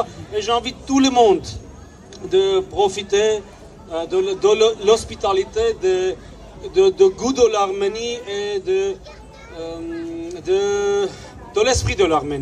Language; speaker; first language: French; non-native, fluent; Armenian